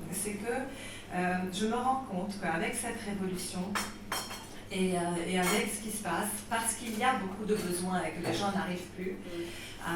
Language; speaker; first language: French; non-native, local second language; Arabic